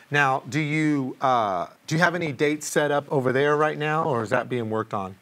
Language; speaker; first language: English; native; English